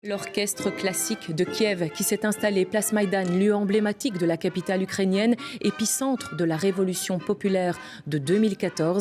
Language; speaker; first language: French; native; French